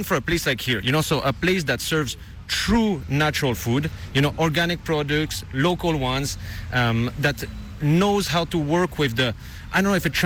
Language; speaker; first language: English; non-native, fluent; Dutch